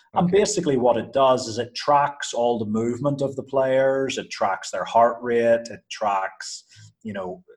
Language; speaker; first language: English; native; English